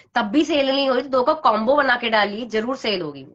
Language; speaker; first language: Hindi; native; Hindi